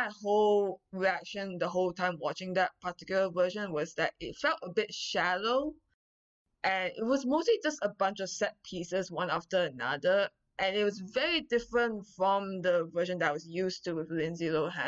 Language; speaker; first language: English; non-native, local second language; Chinese